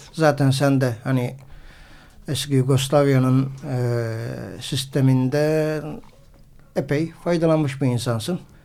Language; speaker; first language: Turkish; native; Turkish